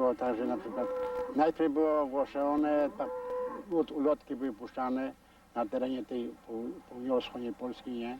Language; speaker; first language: Polish; non-native, local second language; Rusyn